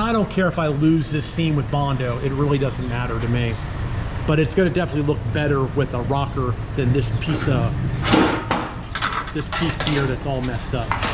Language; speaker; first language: English; native; English